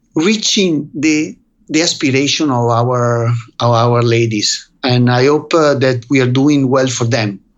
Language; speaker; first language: English; non-native, fluent; Italian